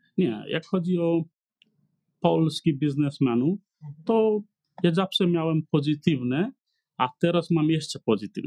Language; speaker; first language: Polish; non-native, learner; Nepali